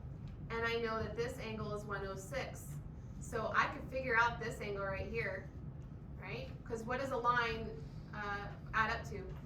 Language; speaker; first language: English; native; English